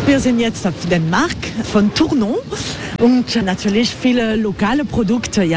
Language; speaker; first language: German; non-native, fluent; French